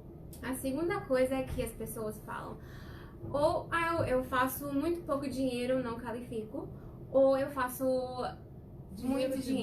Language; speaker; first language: Portuguese; non-native, fluent; Spanish